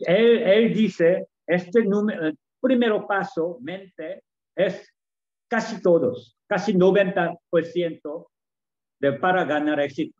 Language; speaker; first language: Spanish; non-native, learner; Korean